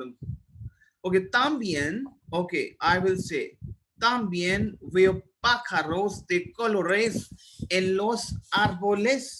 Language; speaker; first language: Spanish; non-native, learner; Hindi